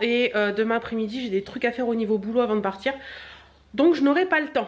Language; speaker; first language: French; native; French